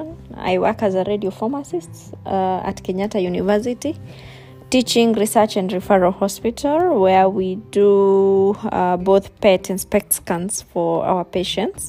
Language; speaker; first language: English; non-native, local second language; Kikuyu